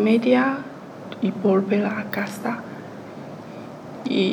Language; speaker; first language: Spanish; non-native, learner; Chinese